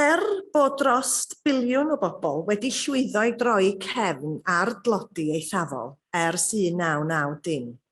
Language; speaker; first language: Welsh; native; Welsh